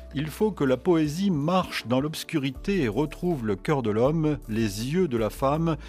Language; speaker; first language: French; native; French